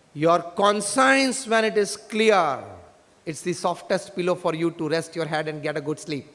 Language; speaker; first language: English; non-native, local second language; Gujarati